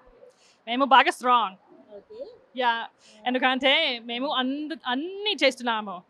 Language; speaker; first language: Telugu; non-native, learner; English